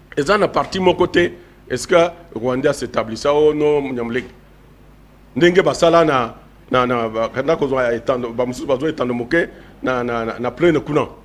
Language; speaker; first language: Lingala; non-native, local second language; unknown